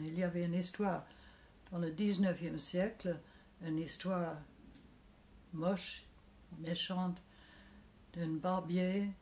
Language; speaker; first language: French; non-native, fluent; English